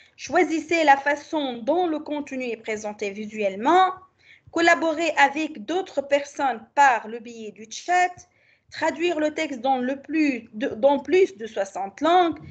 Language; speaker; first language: French; non-native, local second language; Arabic